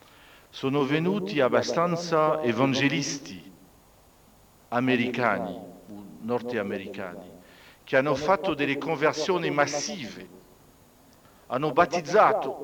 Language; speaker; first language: Italian; non-native, fluent; French